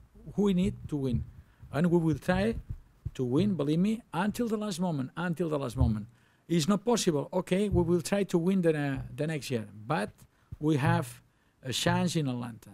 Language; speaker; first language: English; non-native, learner; Catalan